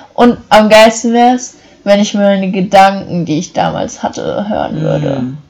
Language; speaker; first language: German; native; German